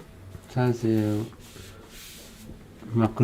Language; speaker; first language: French; non-native, learner; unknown